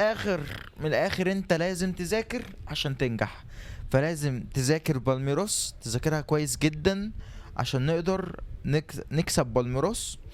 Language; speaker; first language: Arabic; native; Arabic